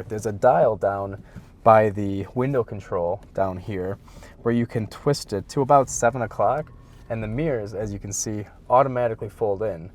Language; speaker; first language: English; native; English